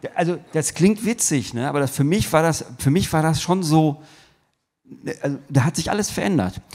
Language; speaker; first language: German; early bilingual, other home language; Turkish